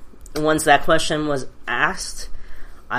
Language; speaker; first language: English; early bilingual, other home language; Cantonese